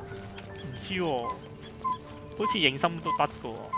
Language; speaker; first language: Chinese; native; Chinese